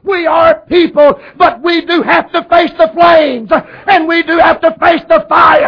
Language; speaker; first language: English; native; English